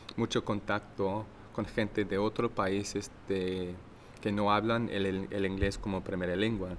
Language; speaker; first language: Spanish; non-native, learner; English